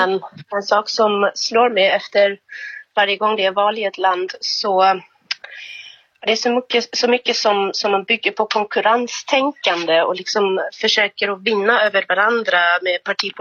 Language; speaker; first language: Swedish; non-native, fluent; German